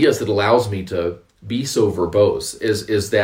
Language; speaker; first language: English; native; English